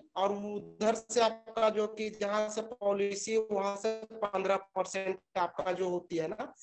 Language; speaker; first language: Hindi; native; Hindi